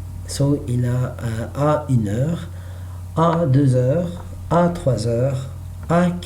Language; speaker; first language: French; non-native, learner; Arabic